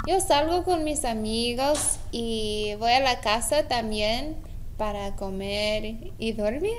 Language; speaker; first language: Spanish; non-native, learner; English